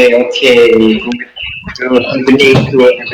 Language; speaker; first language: English; non-native, fluent; Malay